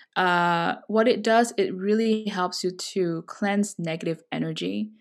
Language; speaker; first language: English; non-native, local second language; Chinese